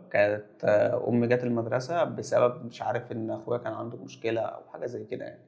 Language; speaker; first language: Egyptian Arabic; native; Egyptian Arabic